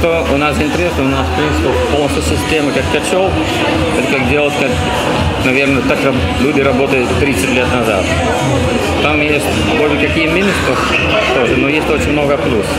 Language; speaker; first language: Russian; non-native, learner; Dutch